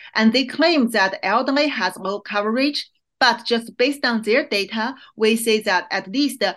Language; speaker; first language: English; non-native, fluent; Chinese